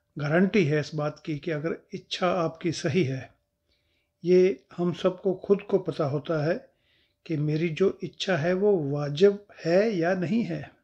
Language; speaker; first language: Hindi; non-native, local second language; Punjabi